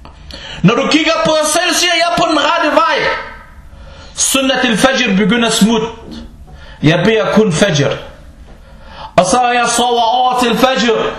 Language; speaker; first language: Danish; non-native, fluent; Arabic